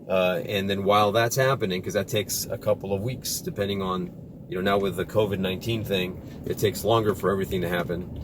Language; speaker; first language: English; native; English